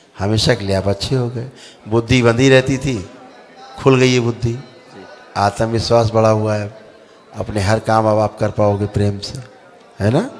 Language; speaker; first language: Hindi; native; Hindi